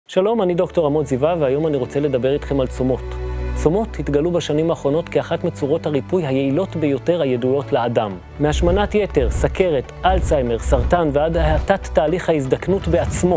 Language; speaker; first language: Hebrew; native; Hebrew